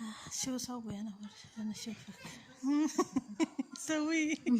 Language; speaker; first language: Arabic; non-native, learner; Oromo